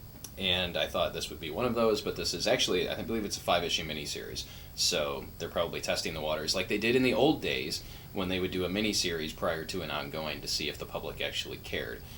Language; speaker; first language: English; native; English